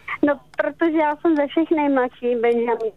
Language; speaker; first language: Czech; native; Czech